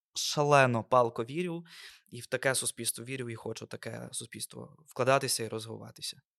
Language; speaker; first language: Ukrainian; non-native, local second language; Russian